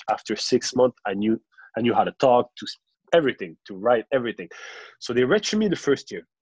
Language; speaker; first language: English; non-native, local second language; French